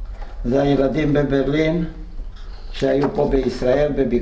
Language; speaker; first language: Hebrew; non-native, fluent; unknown